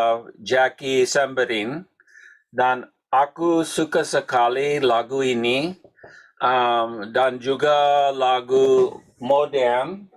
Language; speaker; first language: Indonesian; non-native, learner; English